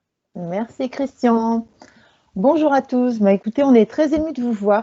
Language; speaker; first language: French; native; French